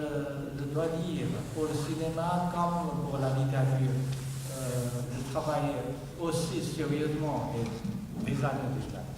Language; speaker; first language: French; non-native, fluent; Chinese